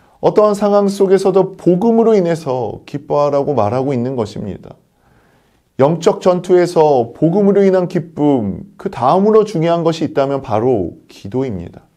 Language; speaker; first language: Korean; native; Korean